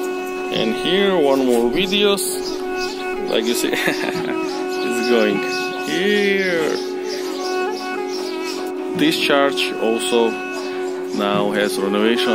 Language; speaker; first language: English; non-native, learner; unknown